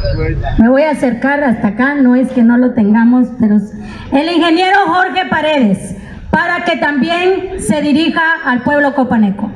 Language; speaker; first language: Spanish; native; Spanish